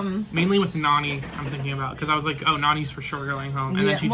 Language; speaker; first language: English; native; English